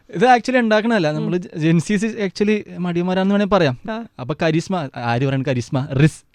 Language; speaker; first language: Malayalam; native; Malayalam